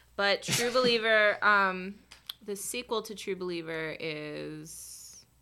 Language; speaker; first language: English; native; English